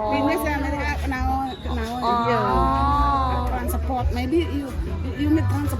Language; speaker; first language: English; non-native, learner; Indonesian